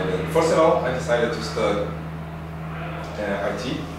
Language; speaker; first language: English; non-native, fluent; Portuguese